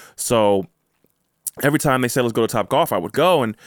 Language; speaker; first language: English; native; English